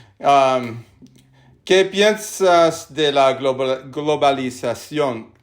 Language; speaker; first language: Spanish; non-native, learner; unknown